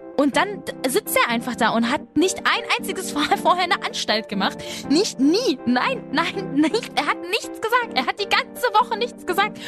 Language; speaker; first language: German; early bilingual, other home language; Spanish